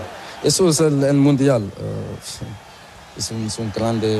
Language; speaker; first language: Spanish; non-native, learner; Portuguese